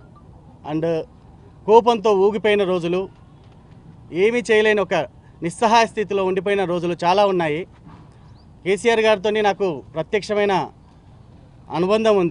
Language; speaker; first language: Telugu; native; Telugu